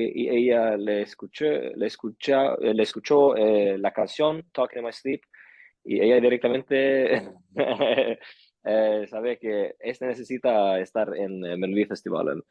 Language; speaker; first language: Spanish; early bilingual, heritage; Swedish